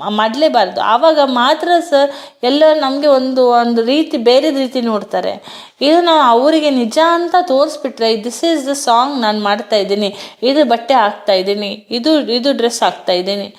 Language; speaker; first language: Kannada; non-native, fluent; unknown